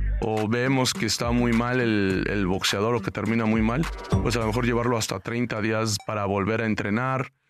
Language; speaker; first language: Spanish; native; Spanish